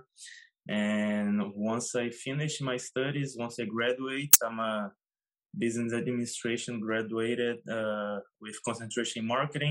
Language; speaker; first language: English; non-native, fluent; Portuguese